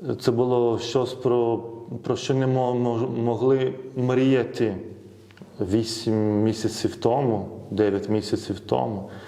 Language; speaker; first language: Ukrainian; non-native, fluent; Lithuanian